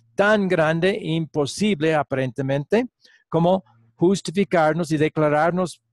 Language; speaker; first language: Spanish; non-native, fluent; English